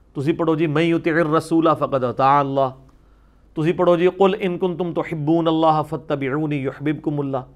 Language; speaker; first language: Urdu; non-native, local second language; Punjabi